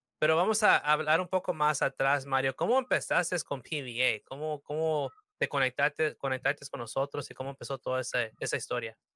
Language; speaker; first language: Spanish; early bilingual, heritage; Spanish